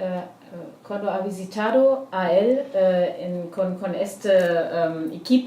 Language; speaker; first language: Spanish; non-native, learner; German